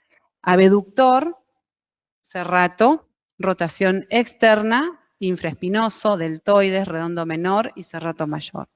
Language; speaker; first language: Spanish; native; Spanish